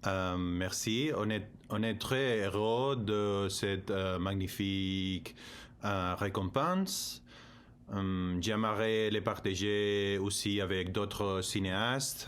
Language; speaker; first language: French; non-native, learner; Spanish